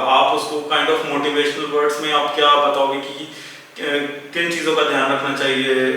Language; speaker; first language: Hindi; native; Hindi